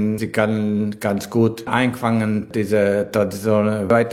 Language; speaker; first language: German; early bilingual, heritage; Hungarian